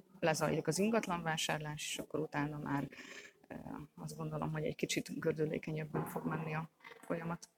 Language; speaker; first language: Hungarian; native; Hungarian